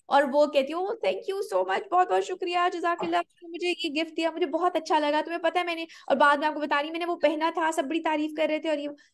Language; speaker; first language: Urdu; native; Urdu